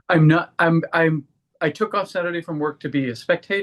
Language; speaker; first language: English; native; English